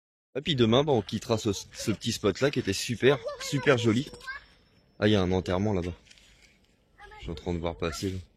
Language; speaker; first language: French; native; French